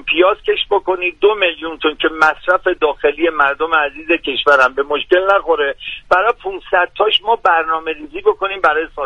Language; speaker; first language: Persian; native; Persian